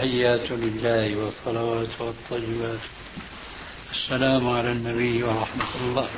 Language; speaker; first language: Arabic; native; Arabic